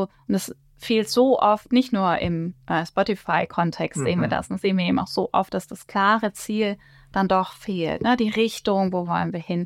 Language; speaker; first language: German; native; German